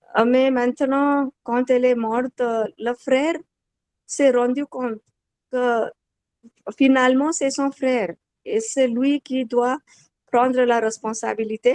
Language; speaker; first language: French; non-native, learner; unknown